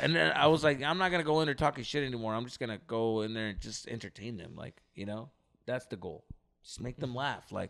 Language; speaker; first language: English; early bilingual, other home language; Spanish